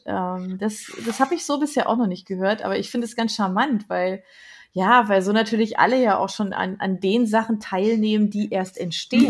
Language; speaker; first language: German; native; German